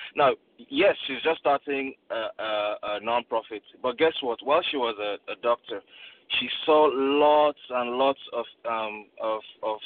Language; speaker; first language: English; non-native, local second language; Yoruba